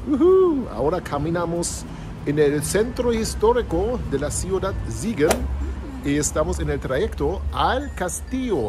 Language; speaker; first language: Spanish; non-native, learner; German